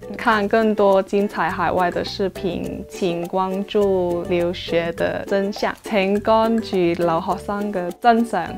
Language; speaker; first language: Chinese; non-native, fluent; Cantonese